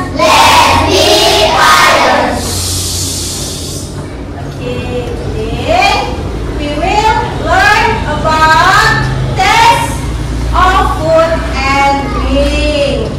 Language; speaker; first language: English; non-native, learner; Indonesian